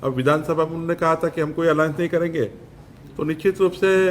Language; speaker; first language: Hindi; non-native, local second language; Marathi